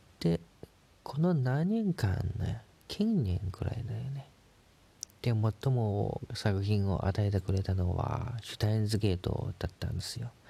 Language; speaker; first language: Japanese; non-native, fluent; Chinese